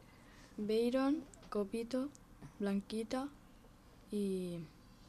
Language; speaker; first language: Catalan; non-native, local second language; Spanish